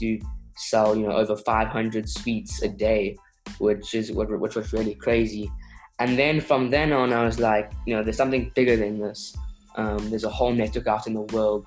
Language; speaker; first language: English; native; English